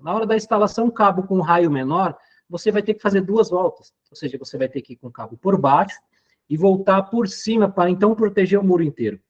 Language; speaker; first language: Portuguese; native; Portuguese